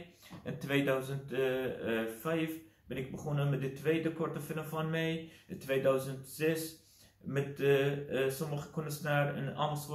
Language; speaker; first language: Dutch; non-native, learner; Kurdish